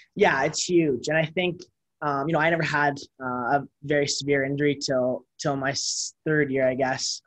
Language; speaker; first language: English; native; English